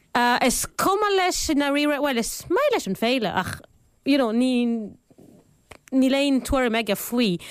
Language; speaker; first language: Irish; non-native, fluent; French